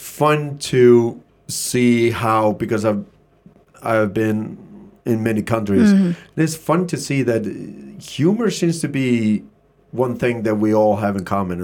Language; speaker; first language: English; non-native, fluent; Icelandic